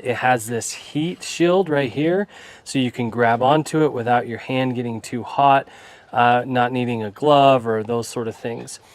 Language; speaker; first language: English; native; English